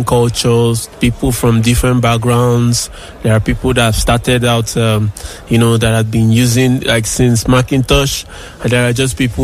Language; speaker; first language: English; non-native, local second language; Igbo